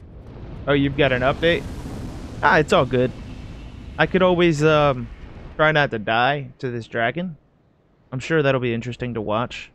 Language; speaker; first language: English; native; English